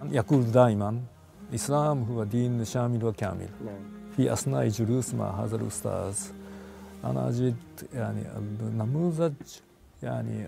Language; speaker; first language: Arabic; non-native, fluent; Japanese